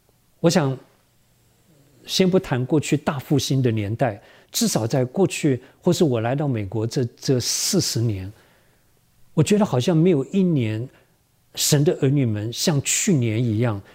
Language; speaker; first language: Chinese; native; Chinese